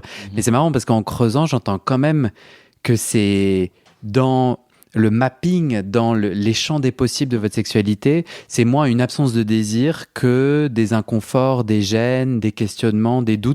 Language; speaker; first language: French; native; French